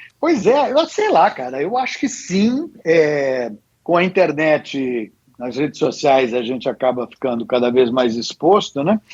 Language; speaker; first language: Portuguese; native; Portuguese